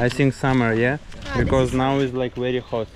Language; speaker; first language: English; non-native, learner; Russian